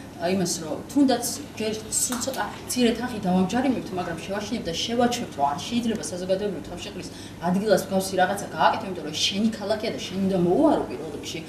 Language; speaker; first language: Georgian; native; Georgian